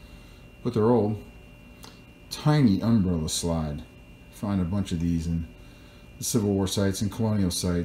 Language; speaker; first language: English; native; English